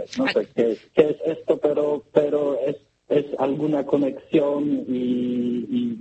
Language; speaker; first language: Spanish; non-native, learner; Polish